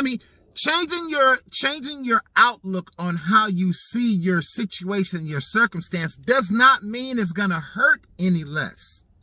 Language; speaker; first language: English; native; English